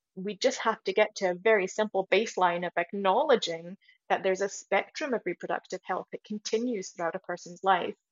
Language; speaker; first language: English; native; English